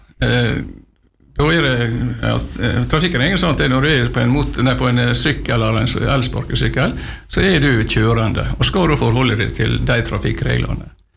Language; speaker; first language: Norwegian; native; Norwegian